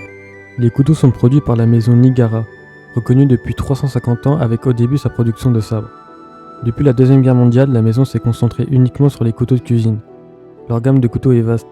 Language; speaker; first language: French; native; French